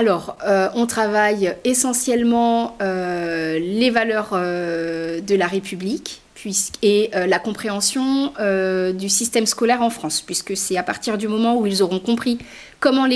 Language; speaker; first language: French; native; French